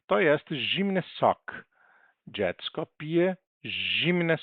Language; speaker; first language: Polish; non-native, learner; Portuguese